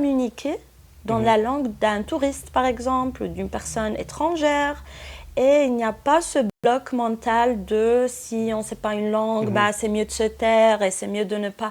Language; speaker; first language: French; non-native, local second language; Arabic